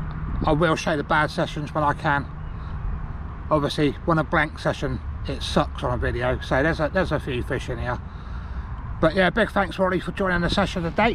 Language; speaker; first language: English; native; English